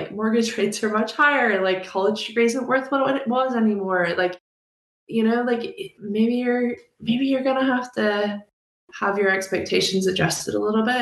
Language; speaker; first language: English; native; English